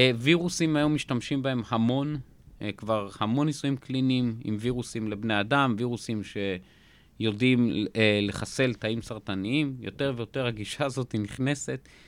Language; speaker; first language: Hebrew; native; Hebrew